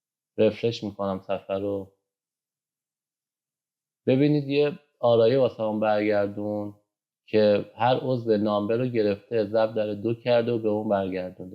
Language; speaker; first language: Persian; native; Persian